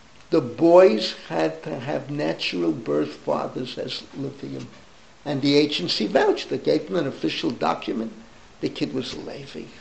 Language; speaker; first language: English; native; English